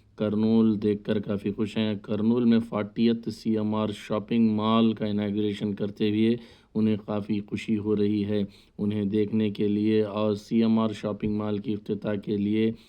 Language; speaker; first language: Urdu; native; Urdu